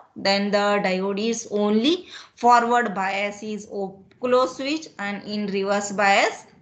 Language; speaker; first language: English; non-native, local second language; Marathi